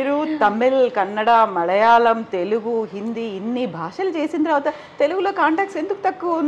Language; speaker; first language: Telugu; native; Telugu